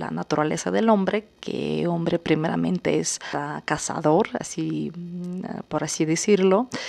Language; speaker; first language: Spanish; non-native, fluent; Russian